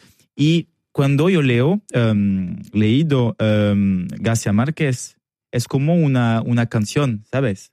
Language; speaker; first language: Spanish; non-native, learner; French